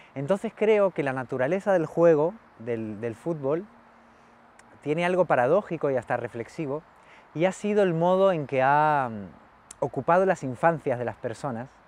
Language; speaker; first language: Spanish; native; Spanish